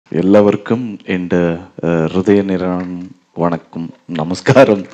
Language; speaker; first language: Tamil; non-native, learner; Kannada